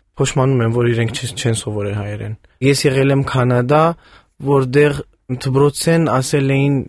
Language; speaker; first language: Armenian; early bilingual, heritage; Armenian